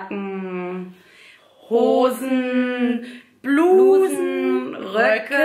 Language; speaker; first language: German; native; German